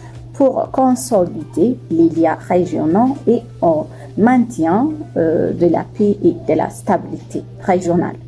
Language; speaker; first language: French; non-native, fluent; Amharic